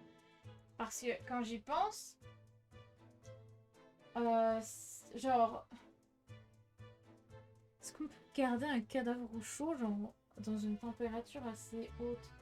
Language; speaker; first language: French; native; French